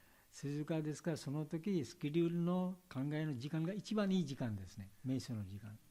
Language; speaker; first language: Japanese; non-native, learner; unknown